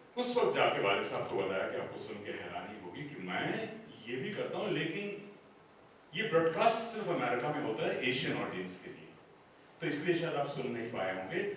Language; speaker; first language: Hindi; non-native, local second language; Punjabi